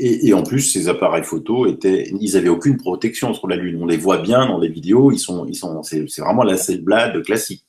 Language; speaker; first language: French; native; French